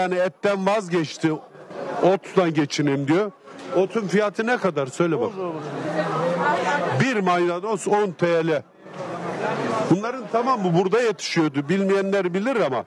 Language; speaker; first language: Turkish; native; Turkish